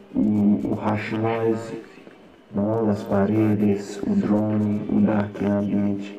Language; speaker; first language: Spanish; non-native, learner; Portuguese